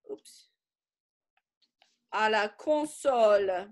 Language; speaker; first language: French; non-native, fluent; English